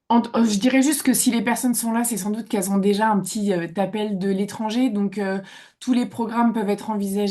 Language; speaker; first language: French; native; French